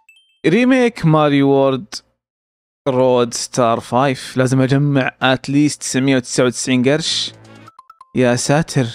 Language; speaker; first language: Arabic; native; Arabic